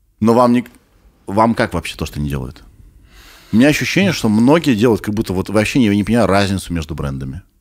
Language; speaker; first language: Russian; native; Russian